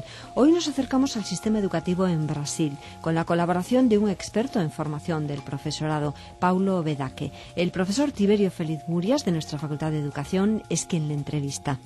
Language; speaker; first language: Spanish; native; Spanish